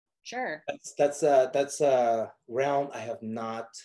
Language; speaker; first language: English; non-native, fluent; Spanish